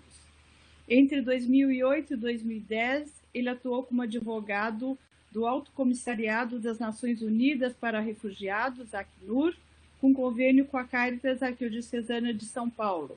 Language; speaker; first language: Portuguese; native; Portuguese